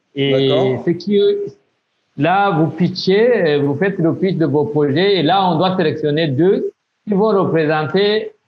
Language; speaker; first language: French; non-native, local second language; Rundi